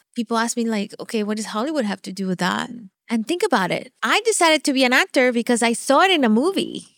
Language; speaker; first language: English; non-native, fluent; Spanish